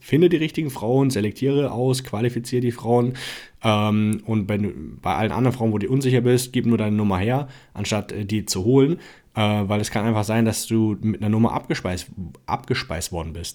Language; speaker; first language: German; native; German